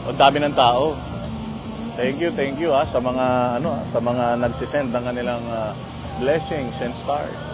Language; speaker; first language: Filipino; native; Filipino